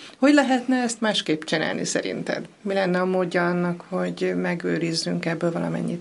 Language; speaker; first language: Hungarian; native; Hungarian